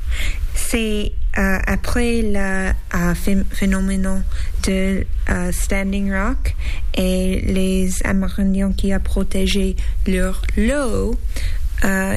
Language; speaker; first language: French; non-native, learner; English